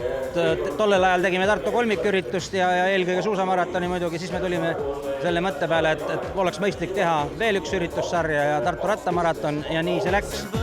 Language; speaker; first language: Estonian; native; Estonian